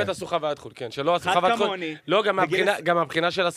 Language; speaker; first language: Hebrew; native; Hebrew